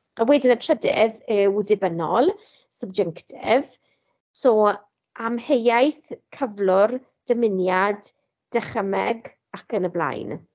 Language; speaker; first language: Welsh; non-native, local second language; English